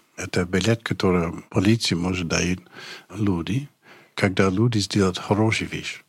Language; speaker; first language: Russian; non-native, fluent; English